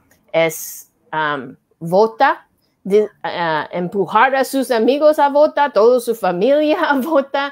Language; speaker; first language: Spanish; non-native, learner; English